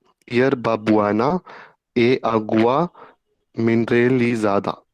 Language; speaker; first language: Spanish; non-native, learner; Hindi